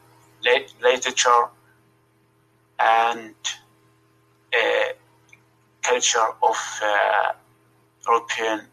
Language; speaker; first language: English; non-native, learner; Arabic